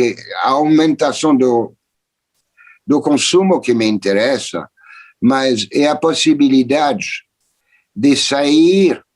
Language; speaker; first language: Portuguese; non-native, fluent; French